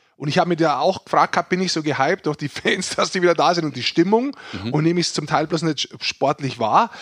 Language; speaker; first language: German; native; German